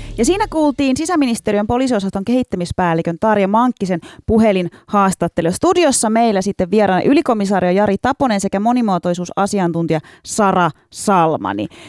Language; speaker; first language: Finnish; early bilingual, other home language; Turkish